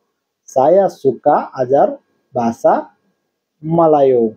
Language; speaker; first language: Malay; non-native, learner; Nepali